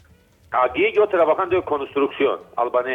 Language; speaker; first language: Spanish; non-native, learner; Azerbaijani